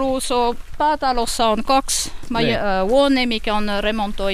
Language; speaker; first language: Finnish; non-native, learner; French